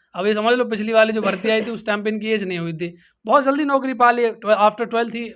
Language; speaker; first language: Hindi; native; Hindi